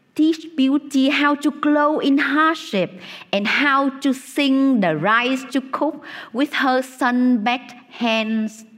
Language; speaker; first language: English; non-native, fluent; Vietnamese